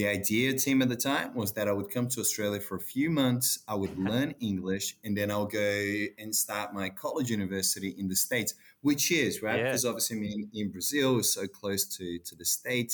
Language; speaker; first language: English; non-native, fluent; Portuguese